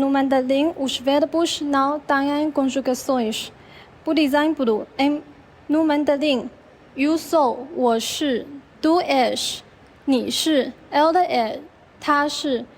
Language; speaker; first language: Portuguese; non-native, learner; Chinese